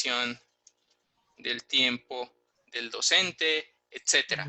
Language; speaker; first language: Spanish; native; Spanish